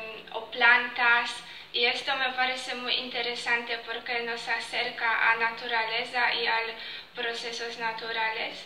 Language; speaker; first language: Spanish; non-native, fluent; Polish